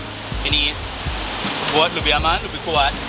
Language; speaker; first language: Indonesian; non-native, learner; English